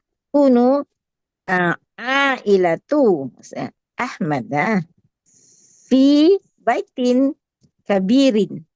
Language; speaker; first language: Arabic; non-native, learner; Indonesian